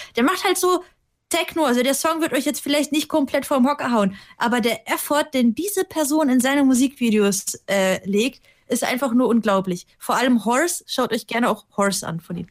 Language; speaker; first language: German; early bilingual, other home language; Russian